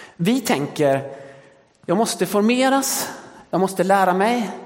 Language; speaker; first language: Swedish; early bilingual, other home language; Danish